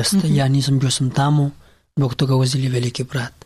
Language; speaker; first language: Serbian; non-native, learner; Pashto